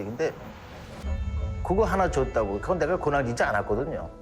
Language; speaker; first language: Korean; native; Korean